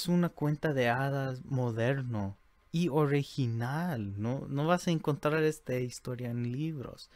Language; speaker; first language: Spanish; early bilingual, heritage; Spanish